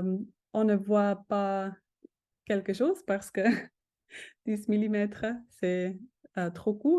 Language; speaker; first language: French; non-native, fluent; German